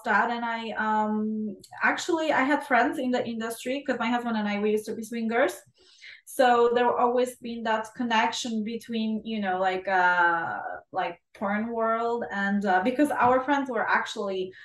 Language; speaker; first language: English; non-native, fluent; Italian